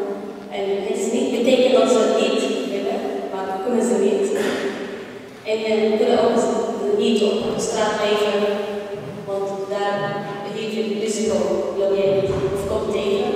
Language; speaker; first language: Dutch; non-native, learner; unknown